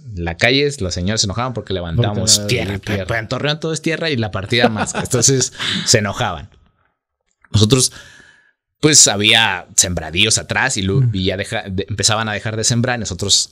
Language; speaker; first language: Spanish; native; Spanish